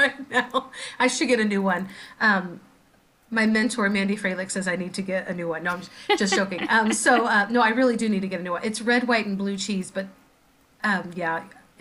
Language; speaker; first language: English; native; English